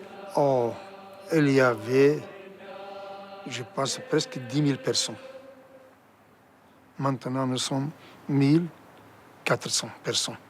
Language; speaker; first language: French; non-native, fluent; Assyrian Neo-Aramaic